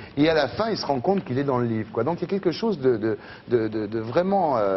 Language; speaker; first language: French; native; French